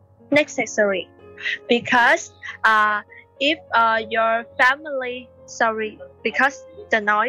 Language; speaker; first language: English; non-native, learner; Vietnamese